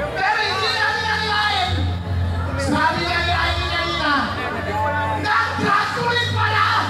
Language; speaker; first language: Filipino; non-native, local second language; Iloko